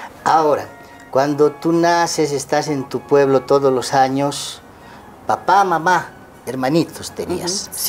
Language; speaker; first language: Spanish; native; Spanish